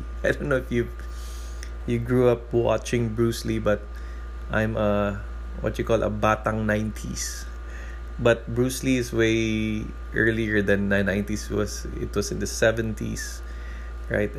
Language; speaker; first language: English; non-native, local second language; Cebuano